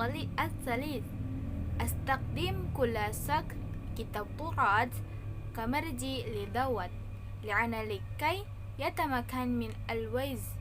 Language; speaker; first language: Arabic; non-native, learner; Indonesian